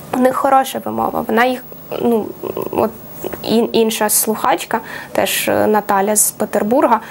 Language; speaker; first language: Ukrainian; native; Ukrainian